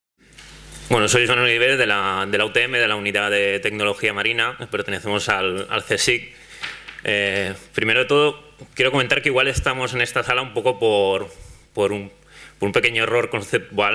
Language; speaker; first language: Spanish; non-native, local second language; Catalan